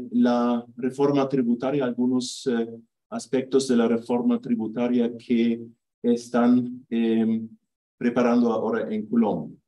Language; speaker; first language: Spanish; non-native, fluent; German